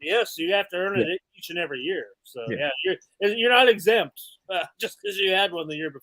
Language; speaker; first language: English; native; English